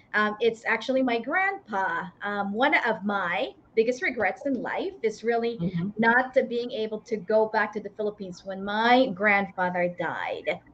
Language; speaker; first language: English; non-native, local second language; Iloko